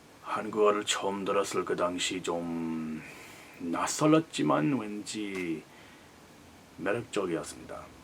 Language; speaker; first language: Korean; non-native, fluent; English